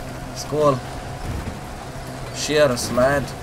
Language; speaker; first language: English; non-native, fluent; Swedish